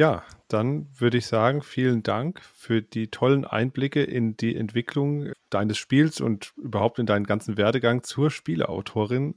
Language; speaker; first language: German; native; German